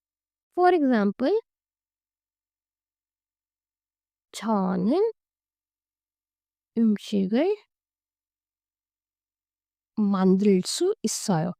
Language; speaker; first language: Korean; non-native, learner; Hindi